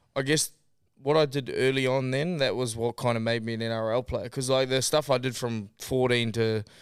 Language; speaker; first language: English; native; English